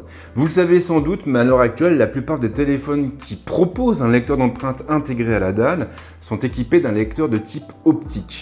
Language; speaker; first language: French; native; French